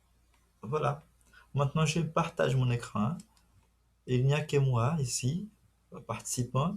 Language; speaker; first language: French; non-native, fluent; Portuguese